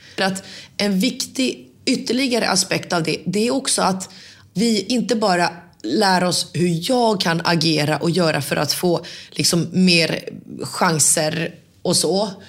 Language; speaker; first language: Swedish; early bilingual, other home language; Finnish